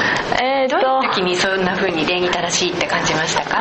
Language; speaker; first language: Japanese; native; Japanese